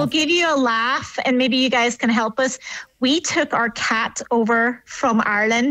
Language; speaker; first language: English; native; English